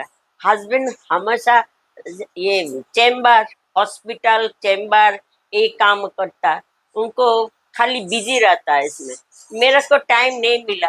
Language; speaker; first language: Hindi; non-native, local second language; Bangla